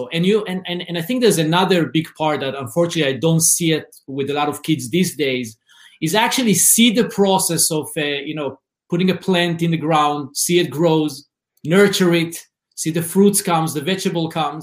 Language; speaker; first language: English; non-native, fluent; Hebrew